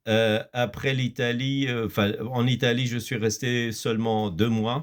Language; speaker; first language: French; non-native, fluent; Kurdish